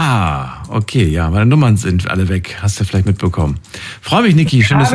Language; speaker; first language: German; native; German